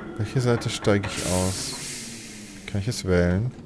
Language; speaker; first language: German; native; German